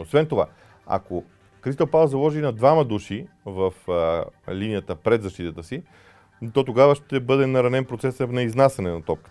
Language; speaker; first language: Bulgarian; native; Bulgarian